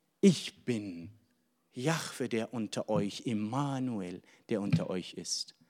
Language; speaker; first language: German; non-native, fluent; Arabic